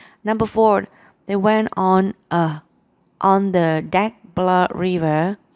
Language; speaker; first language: English; non-native, fluent; Vietnamese